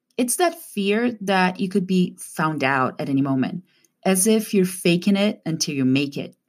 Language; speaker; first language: English; non-native, fluent; Portuguese